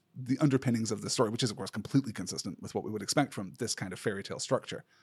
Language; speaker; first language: English; native; English